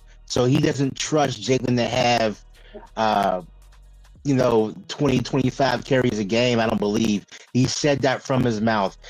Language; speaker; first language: English; native; English